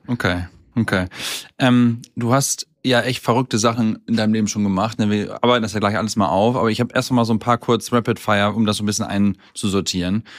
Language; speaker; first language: German; native; German